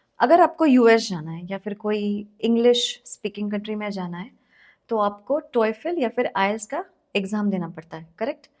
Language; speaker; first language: Hindi; non-native, local second language; Marathi